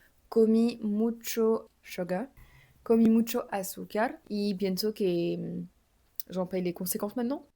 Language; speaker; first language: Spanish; non-native, learner; French